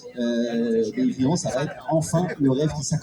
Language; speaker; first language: French; native; French